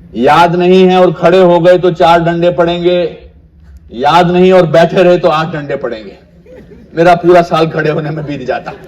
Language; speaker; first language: Hindi; native; Hindi